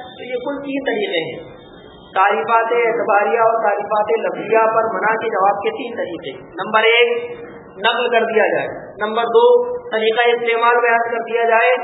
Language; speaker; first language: Urdu; native; Urdu